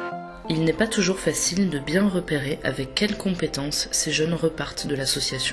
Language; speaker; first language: French; native; French